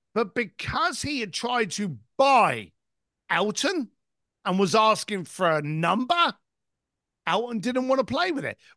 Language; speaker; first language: English; native; English